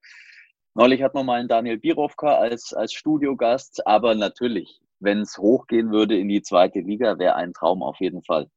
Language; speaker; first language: German; native; German